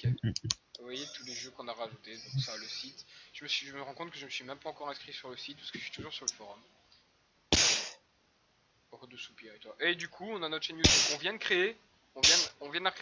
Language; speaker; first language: French; native; French